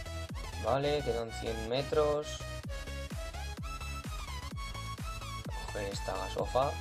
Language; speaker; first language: Spanish; native; Spanish